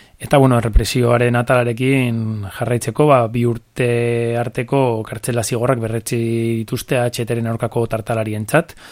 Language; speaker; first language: Basque; native; Basque